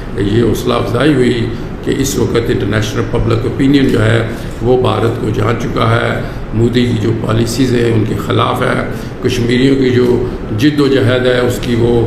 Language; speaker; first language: Urdu; non-native, local second language; Pahari-Potwari